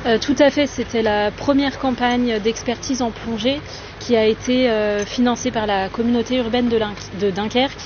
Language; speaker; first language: French; native; French